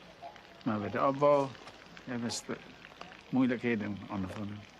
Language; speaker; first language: Dutch; non-native, local second language; Minangkabau